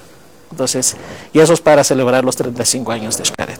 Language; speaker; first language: Spanish; non-native, fluent; Greek